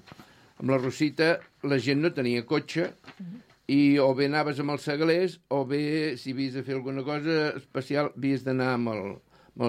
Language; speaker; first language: Catalan; native; Catalan